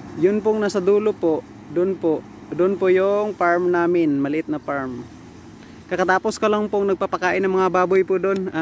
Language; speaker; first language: Filipino; non-native, local second language; Cebuano